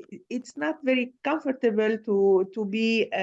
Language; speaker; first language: English; non-native, learner; Arabic